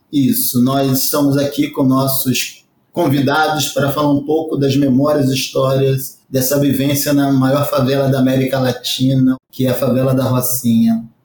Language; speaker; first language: Portuguese; native; Portuguese